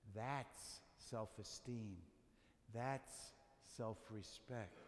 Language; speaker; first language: English; native; English